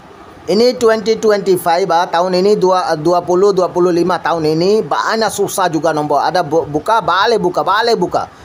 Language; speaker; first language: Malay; non-native, learner; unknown